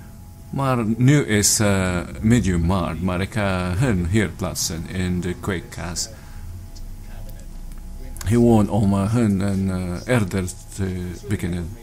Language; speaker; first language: Dutch; non-native, learner; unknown